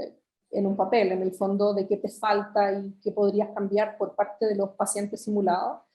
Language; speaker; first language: Spanish; native; Spanish